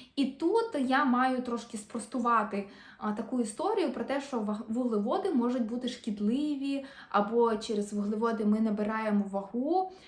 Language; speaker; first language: Ukrainian; non-native, local second language; Russian